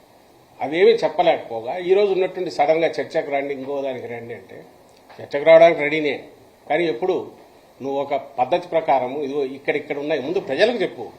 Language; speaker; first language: Telugu; native; Telugu